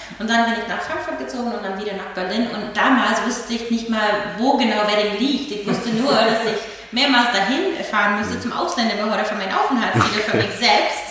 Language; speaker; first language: German; non-native, fluent; English